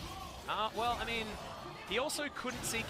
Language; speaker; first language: English; native; English